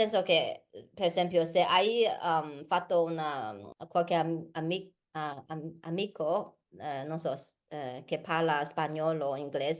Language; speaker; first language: Italian; non-native, learner; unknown